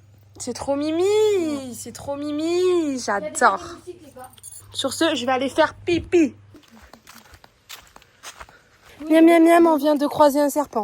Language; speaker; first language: French; native; French